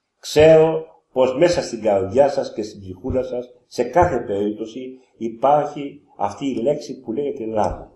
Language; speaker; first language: Greek; native; Greek